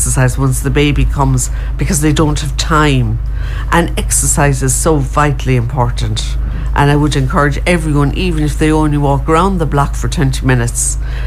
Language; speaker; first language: English; native; English